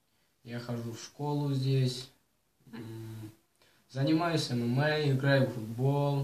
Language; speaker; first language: Russian; early bilingual, heritage; Kazakh